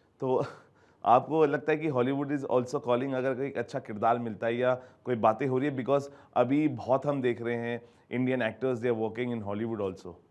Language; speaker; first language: Hindi; native; Hindi